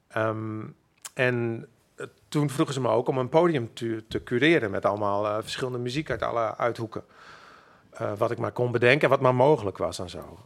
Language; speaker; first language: Dutch; non-native, local second language; Western Frisian